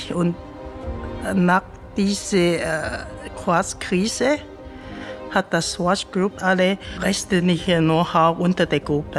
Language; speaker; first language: German; non-native, fluent; Chinese